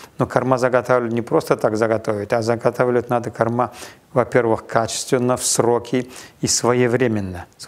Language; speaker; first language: Russian; non-native, local second language; Kazakh